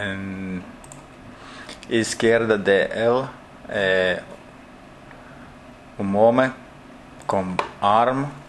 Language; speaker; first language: Spanish; non-native, learner; Portuguese